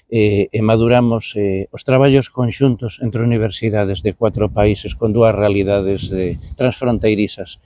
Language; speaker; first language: Galician; native; Galician